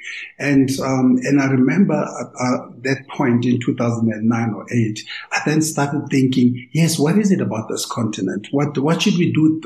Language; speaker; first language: English; non-native, local second language; Tswana